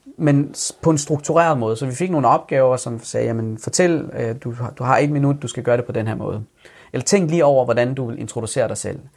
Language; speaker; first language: Danish; early bilingual, other home language; Persian